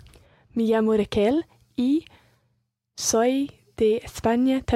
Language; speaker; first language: Spanish; non-native, learner; English